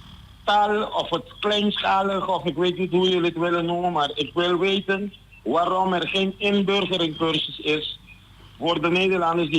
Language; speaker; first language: Dutch; non-native, local second language; Papiamento